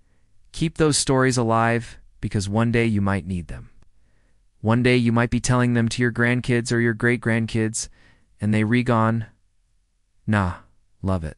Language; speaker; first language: English; native; English